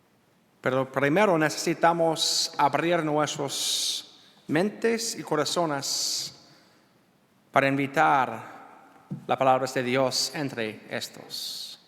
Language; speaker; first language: Spanish; non-native, learner; English